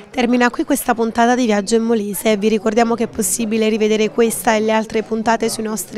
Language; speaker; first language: Italian; native; Italian